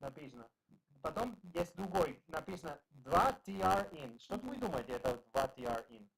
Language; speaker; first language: Russian; non-native, learner; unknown